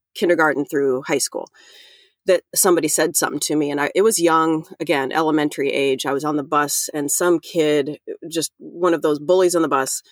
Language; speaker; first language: English; native; English